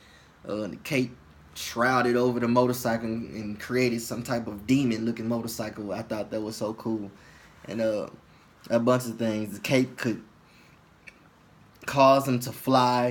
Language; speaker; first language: English; native; English